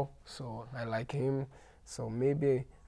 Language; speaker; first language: English; non-native, learner; Portuguese